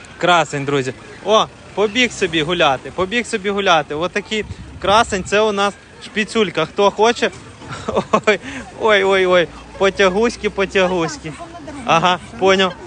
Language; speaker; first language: Ukrainian; non-native, local second language; Russian